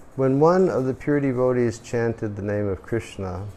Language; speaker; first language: English; native; English